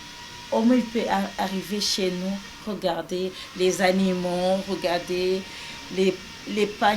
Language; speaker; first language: French; non-native, local second language; Rundi